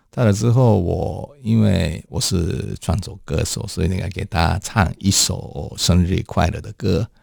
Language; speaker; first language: Chinese; non-native, fluent; Japanese